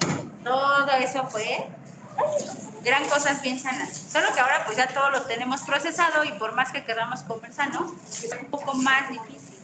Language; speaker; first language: Spanish; native; Spanish